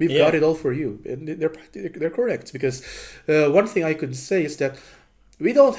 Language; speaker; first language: English; non-native, local second language; Filipino